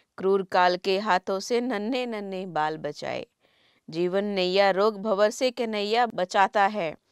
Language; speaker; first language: Hindi; native; Hindi